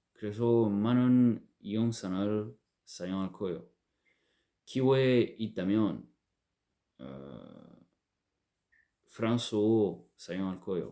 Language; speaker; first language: Korean; non-native, learner; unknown